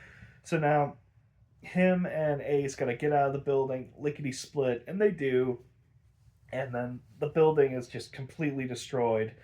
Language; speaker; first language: English; native; English